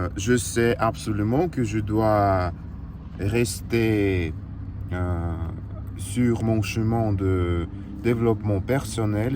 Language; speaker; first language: French; non-native, learner; Russian